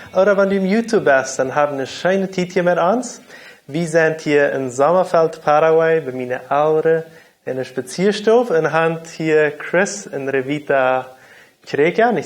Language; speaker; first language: German; non-native, local second language; Plautdietsch